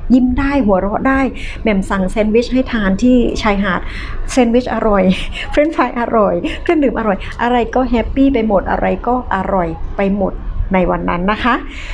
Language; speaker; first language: Thai; native; Thai